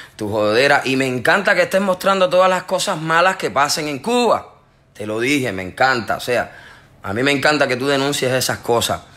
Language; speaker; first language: Spanish; native; Spanish